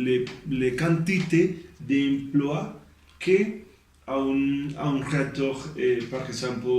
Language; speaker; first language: French; non-native, learner; Spanish